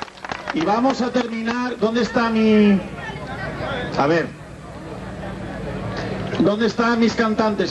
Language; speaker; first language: Spanish; native; Spanish